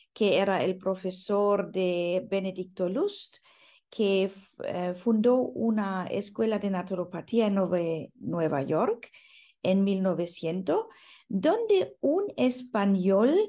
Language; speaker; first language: Spanish; non-native, fluent; German